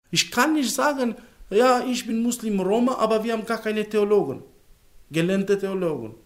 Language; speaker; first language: German; non-native, learner; Macedonian